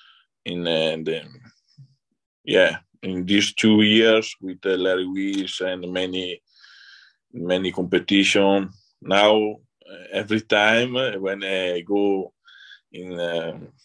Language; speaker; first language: English; non-native, learner; Italian